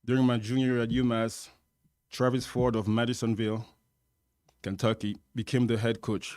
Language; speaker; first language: English; non-native, fluent; French